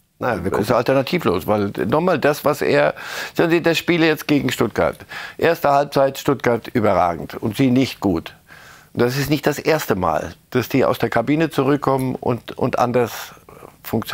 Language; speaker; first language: German; native; German